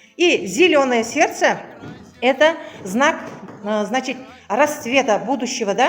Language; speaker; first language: Russian; non-native, local second language; Kazakh